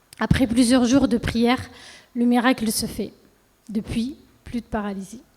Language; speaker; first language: French; early bilingual, other home language; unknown